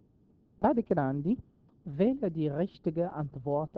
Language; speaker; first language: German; non-native, fluent; Arabic